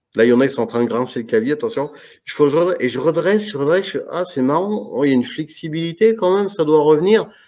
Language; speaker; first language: French; native; French